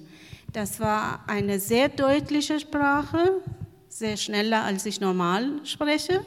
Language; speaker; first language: German; non-native, fluent; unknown